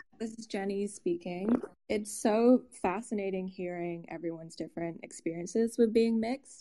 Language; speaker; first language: English; native; English